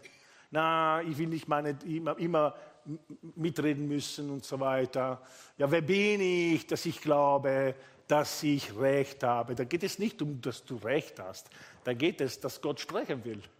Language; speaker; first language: German; non-native, fluent; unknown